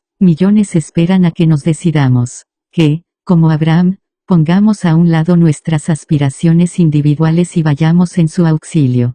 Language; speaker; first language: Spanish; native; Spanish